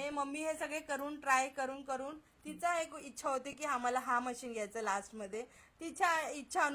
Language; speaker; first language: Marathi; non-native, local second language; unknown